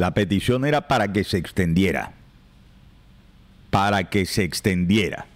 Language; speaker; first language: Spanish; native; Spanish